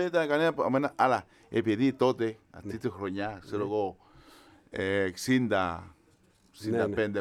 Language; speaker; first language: Greek; non-native, learner; Spanish